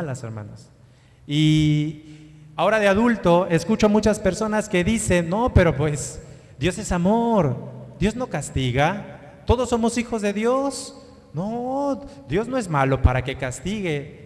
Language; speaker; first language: Spanish; native; Spanish